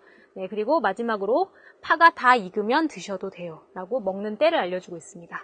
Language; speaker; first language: Korean; native; Korean